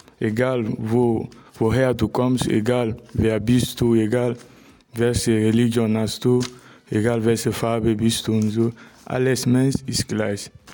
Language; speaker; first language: German; non-native, learner; Persian